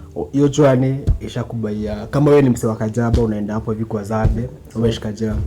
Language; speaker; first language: Swahili; native; Swahili